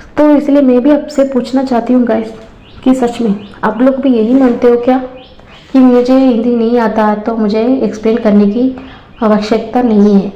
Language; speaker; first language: Hindi; non-native, local second language; Tamil